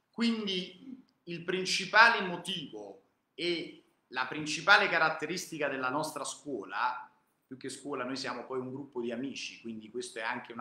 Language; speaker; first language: Italian; native; Italian